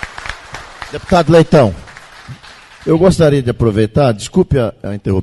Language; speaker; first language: Portuguese; native; Portuguese